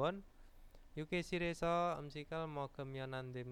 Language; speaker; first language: Korean; non-native, learner; Indonesian